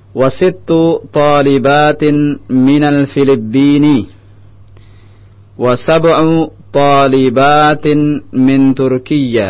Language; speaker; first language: Arabic; non-native, fluent; Indonesian